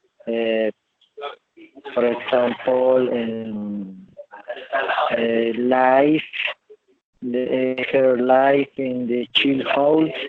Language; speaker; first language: English; non-native, learner; Spanish